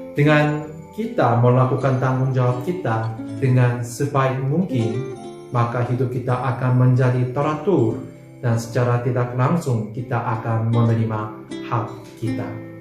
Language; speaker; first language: Indonesian; non-native, fluent; Korean